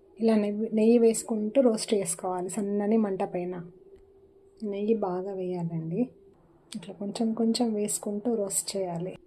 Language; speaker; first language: Telugu; non-native, local second language; Marathi